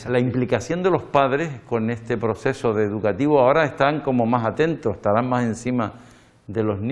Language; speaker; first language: Spanish; native; Spanish